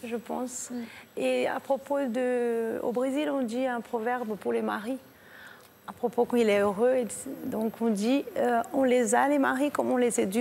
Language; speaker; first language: French; non-native, fluent; Portuguese